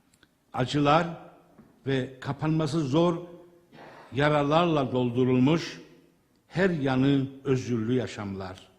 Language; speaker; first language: Turkish; native; Turkish